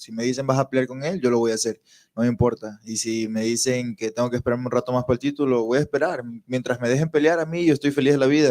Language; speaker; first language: Spanish; native; Spanish